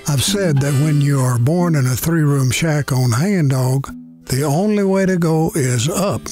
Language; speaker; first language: English; native; English